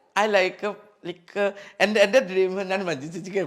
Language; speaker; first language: Malayalam; non-native, fluent; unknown